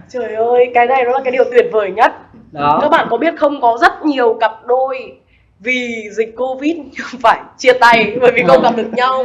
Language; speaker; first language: Vietnamese; native; Vietnamese